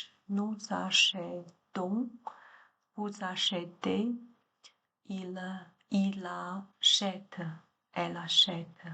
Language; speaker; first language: French; non-native, learner; Chinese